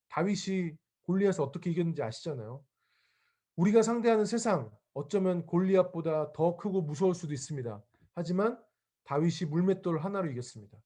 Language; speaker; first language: Korean; native; Korean